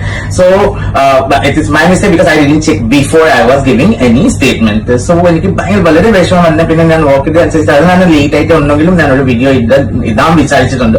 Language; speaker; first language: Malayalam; non-native, fluent; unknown